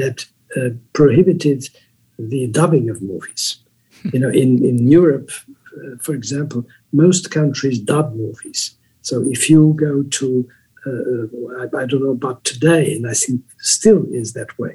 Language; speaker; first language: English; non-native, fluent; Portuguese